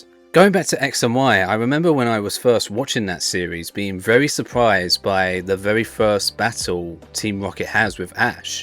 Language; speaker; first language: English; native; English